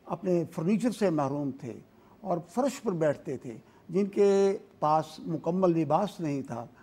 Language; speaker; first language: Urdu; native; Urdu